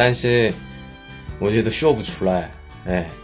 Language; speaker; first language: Chinese; non-native, learner; Korean